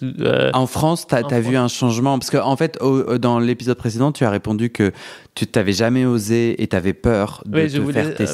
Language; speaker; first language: French; native; French